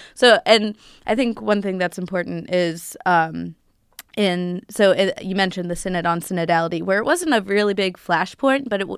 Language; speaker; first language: English; native; English